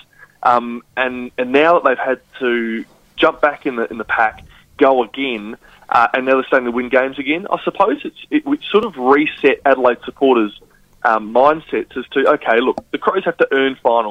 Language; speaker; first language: English; native; English